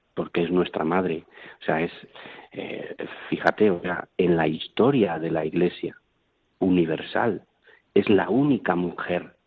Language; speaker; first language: Spanish; native; Spanish